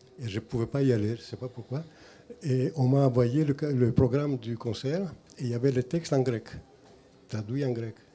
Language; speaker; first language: French; non-native, fluent; Greek